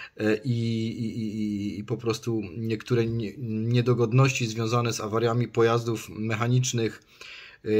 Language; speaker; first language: Polish; native; Polish